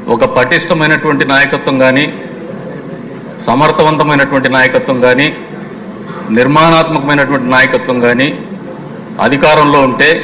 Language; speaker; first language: Telugu; native; Telugu